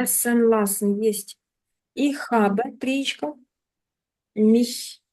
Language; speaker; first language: German; non-native, fluent; Ukrainian